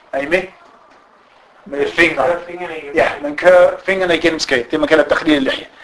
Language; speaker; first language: Danish; non-native, fluent; Arabic